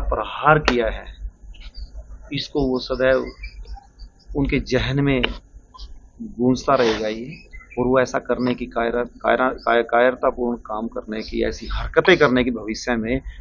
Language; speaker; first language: Hindi; native; Hindi